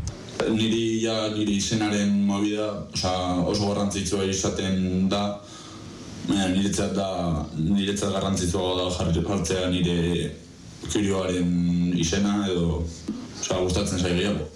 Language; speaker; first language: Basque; non-native, local second language; Spanish